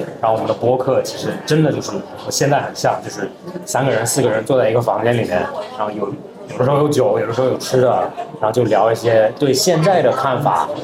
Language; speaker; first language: Chinese; early bilingual, heritage; Chinese